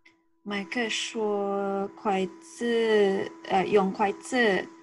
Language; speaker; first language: Chinese; non-native, learner; English